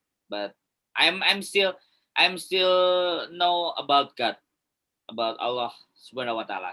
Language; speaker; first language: English; non-native, learner; Indonesian